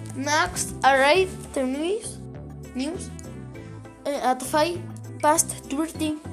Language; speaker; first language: English; non-native, learner; Spanish